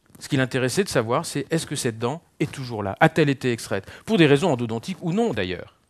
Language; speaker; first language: French; native; French